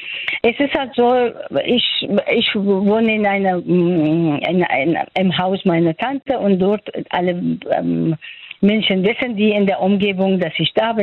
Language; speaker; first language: German; non-native, fluent; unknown